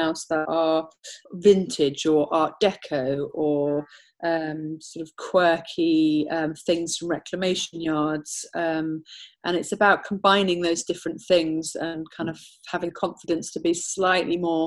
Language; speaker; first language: English; native; English